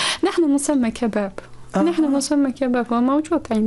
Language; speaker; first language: Arabic; non-native, fluent; Uzbek